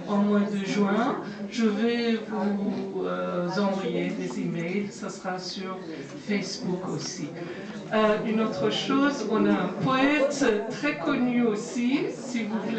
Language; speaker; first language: French; non-native, fluent; Persian